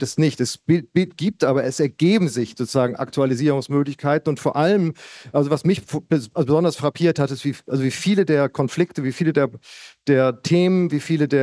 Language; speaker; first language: German; native; German